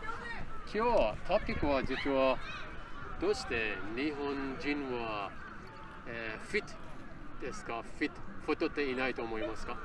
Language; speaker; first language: Japanese; non-native, learner; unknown